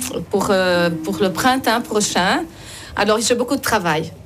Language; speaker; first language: French; non-native, fluent; Portuguese